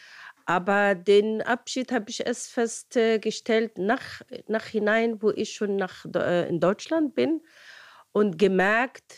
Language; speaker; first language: German; non-native, fluent; Arabic